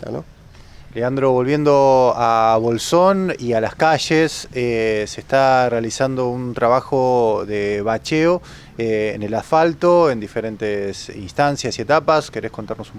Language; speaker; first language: Spanish; native; Spanish